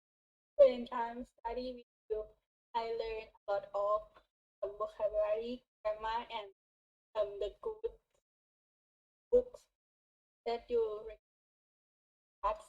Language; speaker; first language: English; non-native, learner; Thai